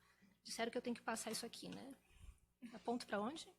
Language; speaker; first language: Portuguese; native; Portuguese